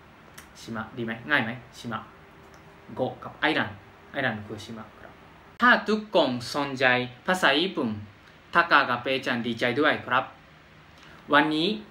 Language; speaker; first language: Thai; non-native, fluent; Japanese